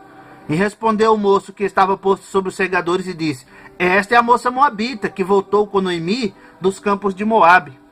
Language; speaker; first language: Portuguese; native; Portuguese